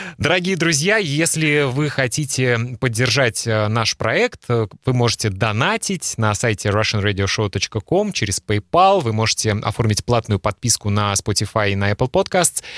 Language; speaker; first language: Russian; native; Russian